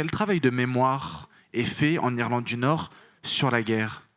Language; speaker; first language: French; native; French